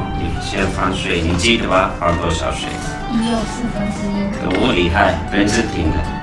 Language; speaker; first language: Chinese; non-native, fluent; Turkish